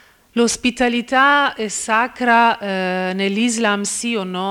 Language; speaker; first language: Italian; non-native, fluent; Persian